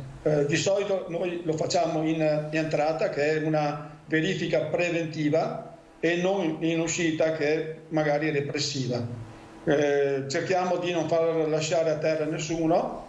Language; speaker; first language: Italian; native; Italian